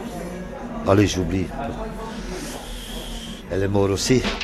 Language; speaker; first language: French; non-native, local second language; Dutch